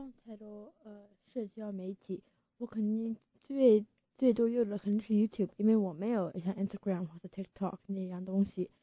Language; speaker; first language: Chinese; early bilingual, heritage; Chinese